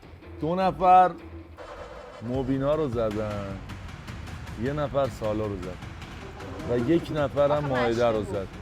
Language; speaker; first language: Persian; native; Persian